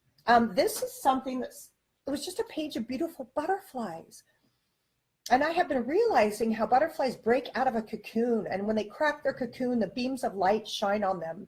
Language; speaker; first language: English; native; English